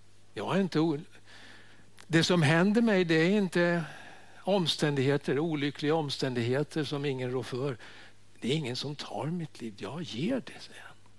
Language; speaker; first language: Swedish; native; Swedish